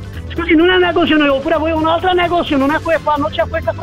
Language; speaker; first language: Italian; non-native, learner; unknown